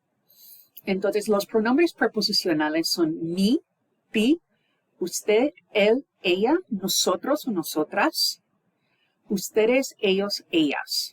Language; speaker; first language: Spanish; non-native, fluent; English